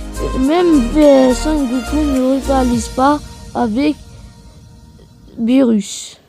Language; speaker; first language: French; non-native, learner; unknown